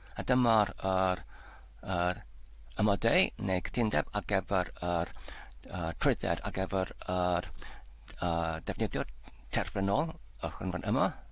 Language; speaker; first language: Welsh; non-native, learner; Polish